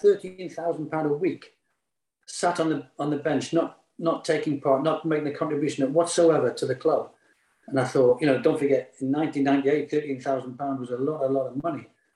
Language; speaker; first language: English; native; English